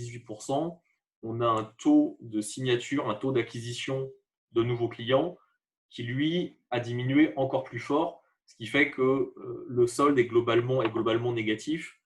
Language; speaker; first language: French; native; French